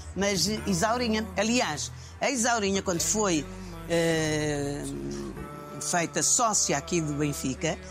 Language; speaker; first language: Portuguese; native; Portuguese